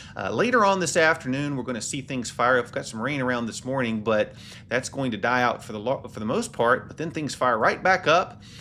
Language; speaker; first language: English; native; English